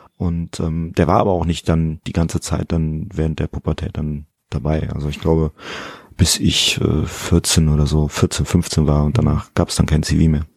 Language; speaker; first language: German; early bilingual, other home language; Fula